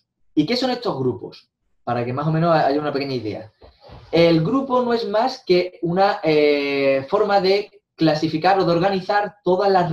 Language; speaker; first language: Spanish; native; Spanish